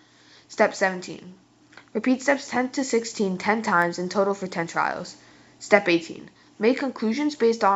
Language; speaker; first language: English; native; English